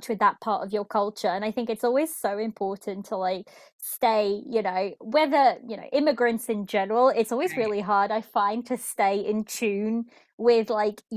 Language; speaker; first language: English; early bilingual, other home language; Portuguese